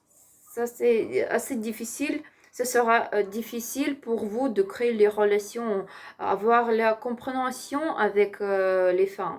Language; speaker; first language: French; non-native, learner; Ukrainian